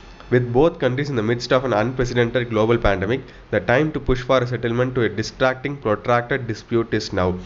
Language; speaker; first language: English; non-native, local second language; Tamil